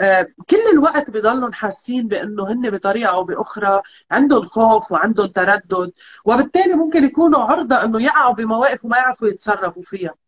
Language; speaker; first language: Arabic; native; Arabic